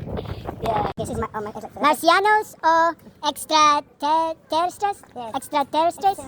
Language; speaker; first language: Spanish; non-native, learner; English